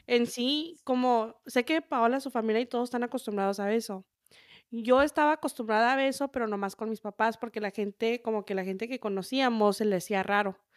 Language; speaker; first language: Spanish; early bilingual, heritage; Spanish